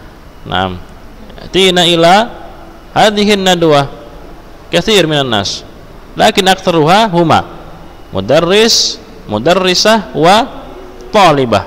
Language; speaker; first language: Arabic; non-native, fluent; Indonesian